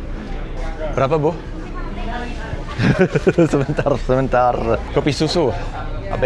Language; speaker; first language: Indonesian; non-native, fluent; English